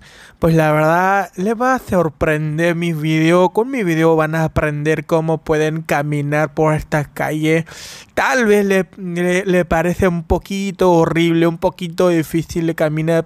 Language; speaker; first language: Spanish; non-native, fluent; Hindi